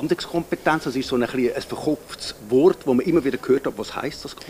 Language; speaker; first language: German; native; German